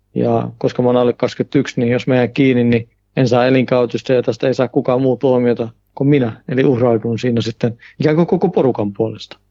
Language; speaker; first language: Finnish; early bilingual, heritage; Finnish